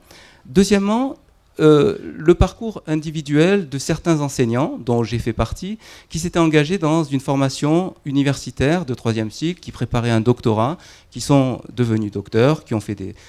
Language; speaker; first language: French; native; French